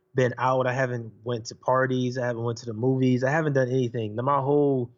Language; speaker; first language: English; native; English